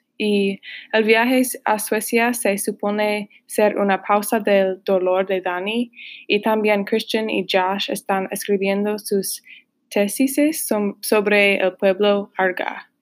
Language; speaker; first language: Spanish; non-native, learner; English